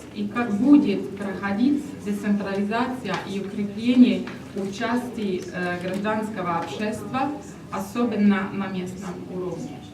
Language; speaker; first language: Russian; non-native, learner; Italian